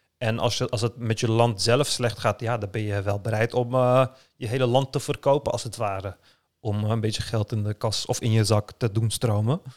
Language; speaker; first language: Dutch; early bilingual, other home language; Turkish